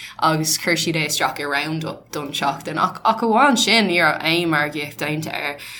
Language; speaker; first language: Irish; non-native, local second language; English